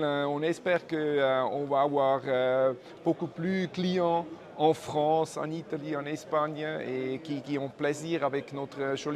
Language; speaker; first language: French; non-native, fluent; German